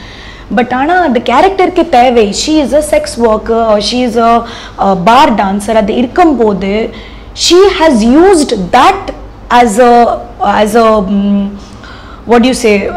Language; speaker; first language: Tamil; non-native, fluent; Odia